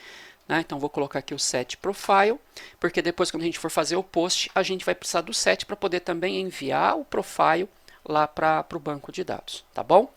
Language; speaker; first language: Portuguese; native; Portuguese